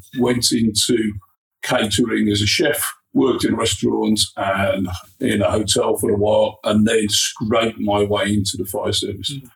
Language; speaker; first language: English; native; English